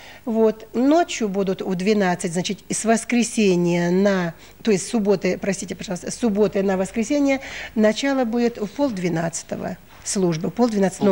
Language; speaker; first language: Russian; native; Russian